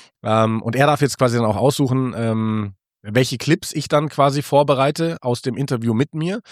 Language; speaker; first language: German; native; German